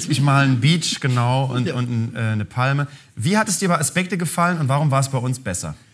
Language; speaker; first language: German; native; German